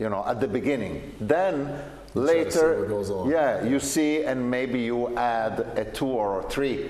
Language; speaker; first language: English; non-native, fluent; Italian